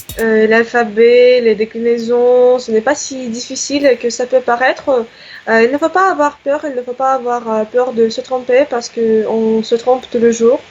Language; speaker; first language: French; non-native, fluent; Russian